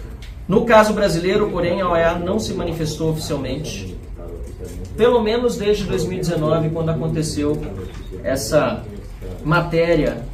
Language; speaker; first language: Portuguese; native; Portuguese